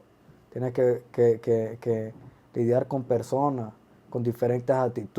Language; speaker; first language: Spanish; early bilingual, other home language; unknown